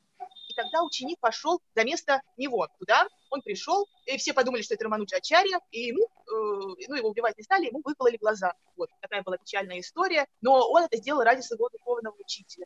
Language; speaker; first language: Russian; native; Russian